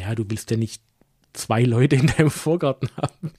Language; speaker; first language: German; native; German